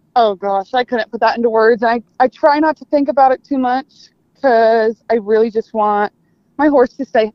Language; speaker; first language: English; native; English